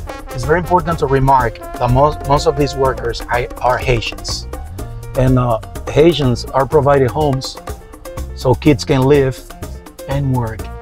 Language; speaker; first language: English; non-native, fluent; Spanish